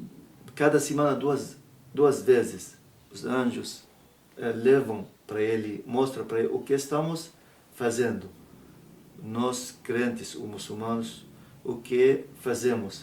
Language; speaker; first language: Portuguese; non-native, learner; Arabic